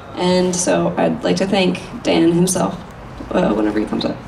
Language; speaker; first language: English; native; English